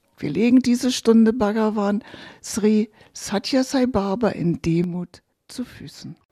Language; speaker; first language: German; native; German